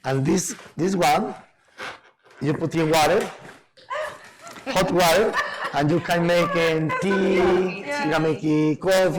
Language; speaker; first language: English; non-native, learner; Spanish